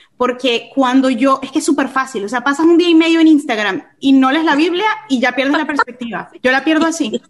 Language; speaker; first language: Spanish; native; Spanish